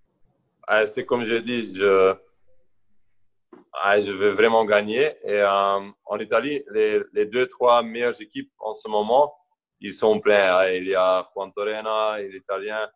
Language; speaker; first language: French; non-native, local second language; Dutch